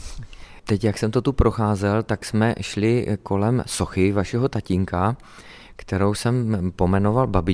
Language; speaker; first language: Czech; native; Czech